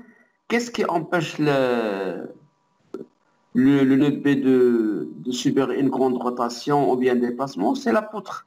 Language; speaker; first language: French; non-native, local second language; Arabic